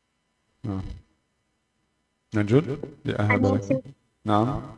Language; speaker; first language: Arabic; non-native, fluent; Indonesian